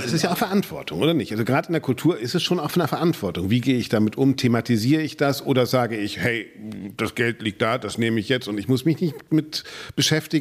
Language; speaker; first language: German; native; German